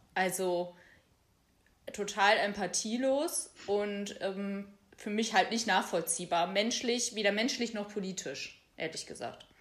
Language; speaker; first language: German; native; German